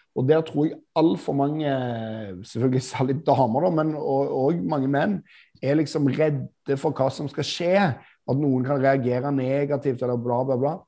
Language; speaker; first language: Norwegian; native; Norwegian